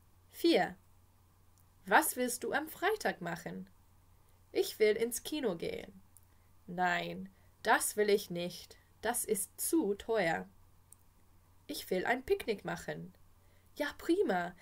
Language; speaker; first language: German; non-native, fluent; English